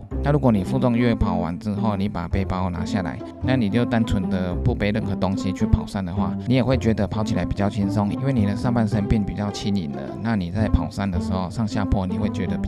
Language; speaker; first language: Chinese; native; Chinese